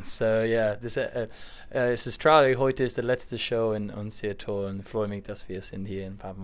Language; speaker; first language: German; non-native, learner; English